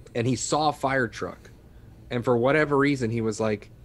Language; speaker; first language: English; native; English